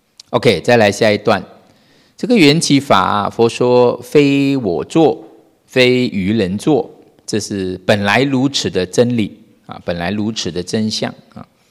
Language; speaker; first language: Chinese; non-native, fluent; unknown